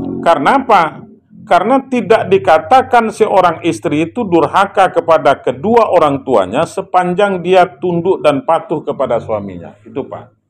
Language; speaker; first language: Indonesian; non-native, local second language; Minangkabau